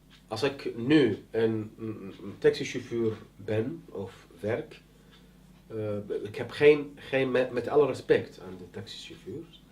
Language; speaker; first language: Dutch; non-native, learner; Arabic